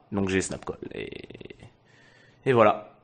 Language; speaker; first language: French; native; French